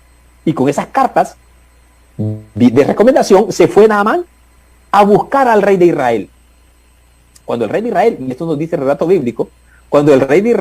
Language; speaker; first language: Spanish; native; Spanish